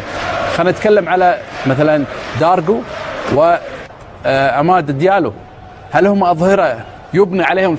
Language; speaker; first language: Arabic; native; Arabic